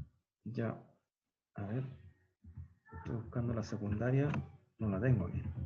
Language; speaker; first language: Spanish; native; Spanish